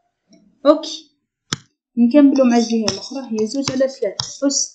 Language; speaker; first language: Arabic; native; Arabic